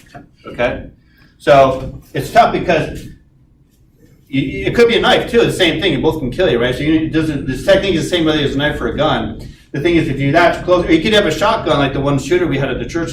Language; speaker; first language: English; native; English